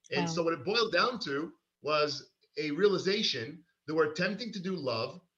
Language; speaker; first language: English; early bilingual, other home language; Hebrew